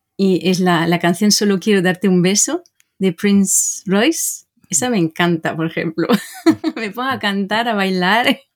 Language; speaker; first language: Spanish; non-native, fluent; French